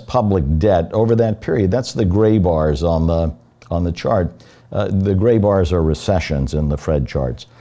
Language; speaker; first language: English; native; English